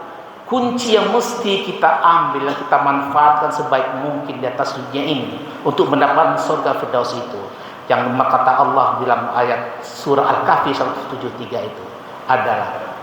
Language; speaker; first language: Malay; non-native, local second language; Minangkabau